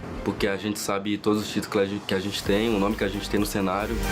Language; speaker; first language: Portuguese; native; Portuguese